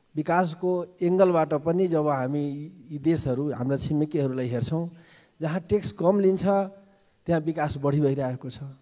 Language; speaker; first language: Nepali; non-native, local second language; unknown